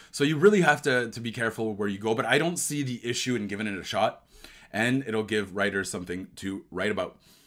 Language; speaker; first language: English; native; English